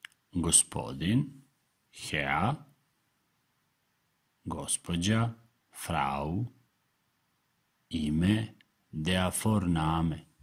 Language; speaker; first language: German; non-native, fluent; Serbian